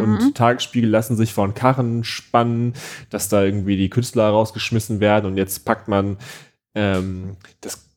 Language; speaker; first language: German; native; German